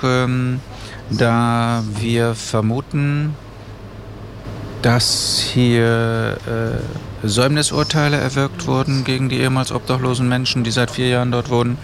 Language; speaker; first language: German; native; German